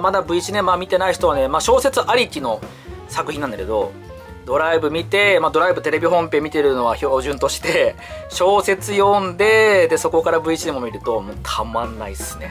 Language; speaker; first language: Japanese; native; Japanese